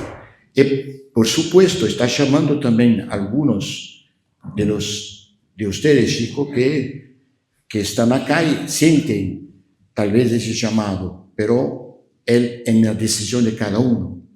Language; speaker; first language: Spanish; non-native, fluent; Portuguese